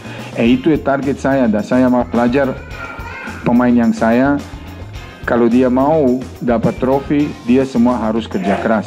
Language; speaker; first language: Indonesian; non-native, fluent; Serbian